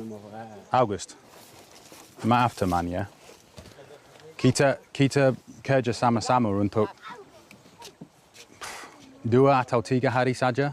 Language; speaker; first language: Indonesian; non-native, learner; English